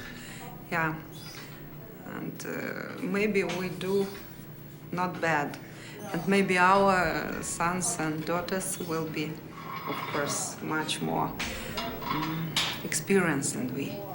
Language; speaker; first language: English; non-native, learner; Russian